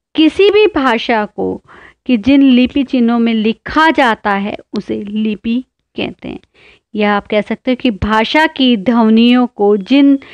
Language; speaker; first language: Hindi; native; Hindi